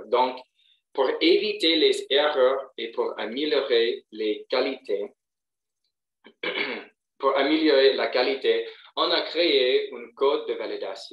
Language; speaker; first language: French; non-native, fluent; English